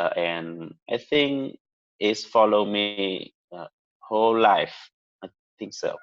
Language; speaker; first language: English; non-native, learner; Vietnamese